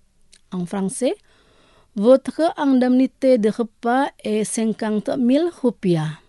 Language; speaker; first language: French; non-native, fluent; Indonesian